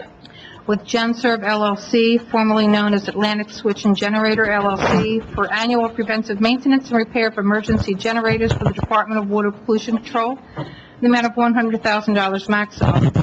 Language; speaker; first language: English; native; English